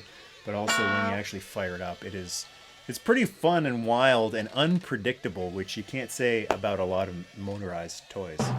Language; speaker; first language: English; native; English